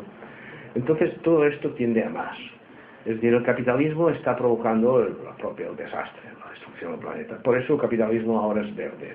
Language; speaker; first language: Spanish; native; Spanish